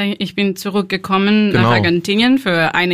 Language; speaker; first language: German; non-native, learner; Spanish